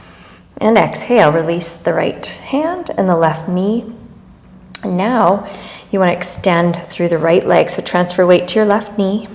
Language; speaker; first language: English; native; English